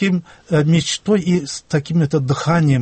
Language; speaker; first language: Russian; non-native, local second language; Turkmen